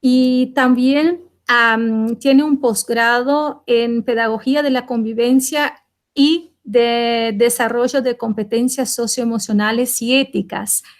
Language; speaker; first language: Spanish; non-native, fluent; Portuguese